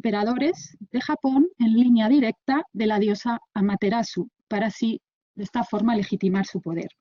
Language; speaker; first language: Spanish; native; Spanish